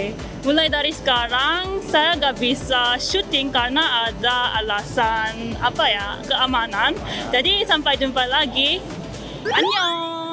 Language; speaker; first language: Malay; non-native, fluent; Korean